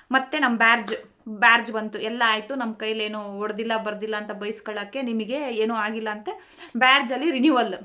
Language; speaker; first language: Kannada; non-native, local second language; Telugu